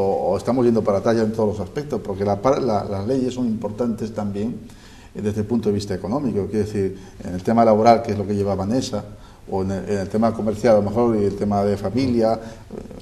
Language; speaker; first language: Spanish; native; Spanish